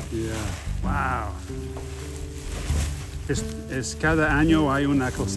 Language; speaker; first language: Spanish; non-native, learner; English